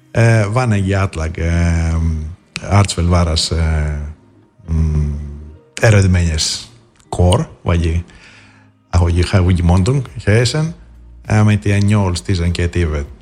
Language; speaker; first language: Hungarian; non-native, fluent; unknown